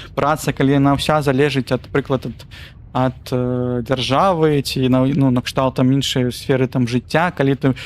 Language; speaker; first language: Belarusian; non-native, local second language; Russian